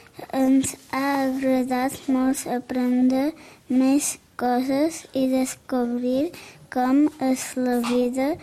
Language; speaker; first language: Catalan; early bilingual, other home language; Czech